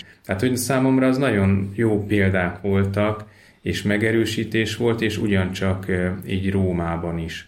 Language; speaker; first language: Hungarian; native; Hungarian